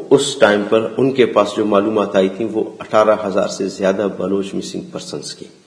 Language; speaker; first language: Urdu; non-native, local second language; Baluchi